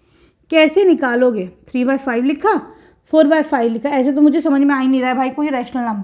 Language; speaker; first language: Hindi; native; Hindi